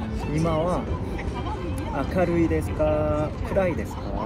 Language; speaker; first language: Japanese; non-native, fluent; Korean